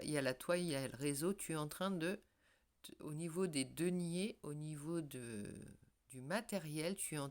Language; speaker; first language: French; native; French